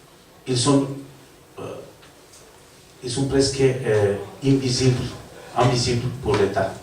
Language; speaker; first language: French; non-native, learner; Spanish